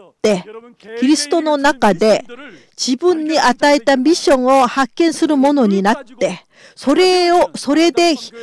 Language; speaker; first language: Japanese; non-native, fluent; Korean